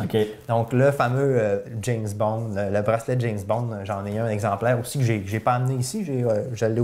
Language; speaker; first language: French; native; French